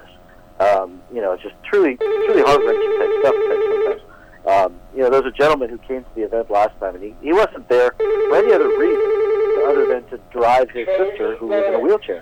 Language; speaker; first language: English; native; English